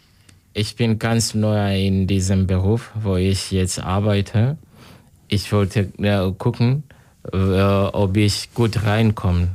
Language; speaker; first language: German; non-native, learner; Kinyarwanda